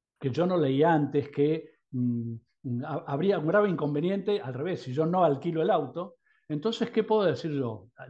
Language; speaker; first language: Spanish; native; Spanish